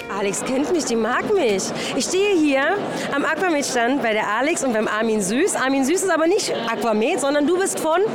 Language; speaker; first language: German; native; German